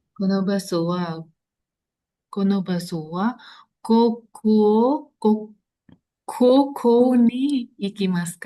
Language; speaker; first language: Japanese; non-native, learner; Indonesian